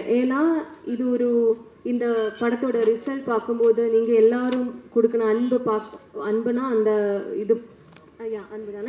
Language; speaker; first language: Tamil; non-native, learner; Malayalam